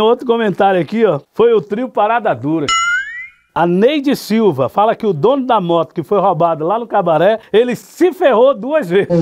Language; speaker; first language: Portuguese; native; Portuguese